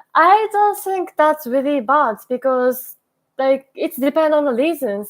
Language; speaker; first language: English; non-native, learner; Japanese